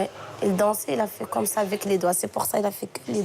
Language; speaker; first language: French; non-native, learner; Arabic